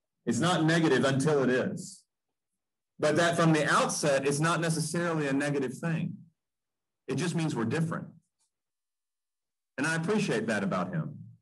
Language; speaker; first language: English; native; English